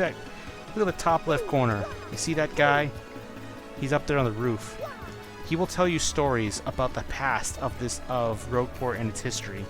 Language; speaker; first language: English; native; English